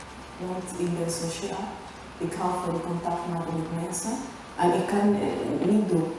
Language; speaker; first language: Dutch; non-native, learner; Arabic